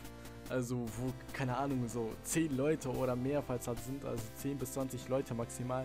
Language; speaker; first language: German; native; German